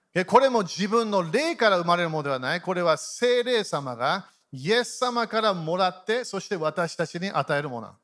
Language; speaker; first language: Japanese; native; Japanese